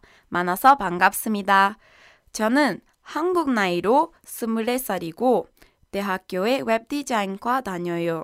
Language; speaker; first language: Korean; non-native, learner; Portuguese